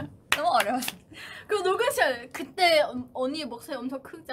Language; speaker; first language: Korean; non-native, fluent; Chinese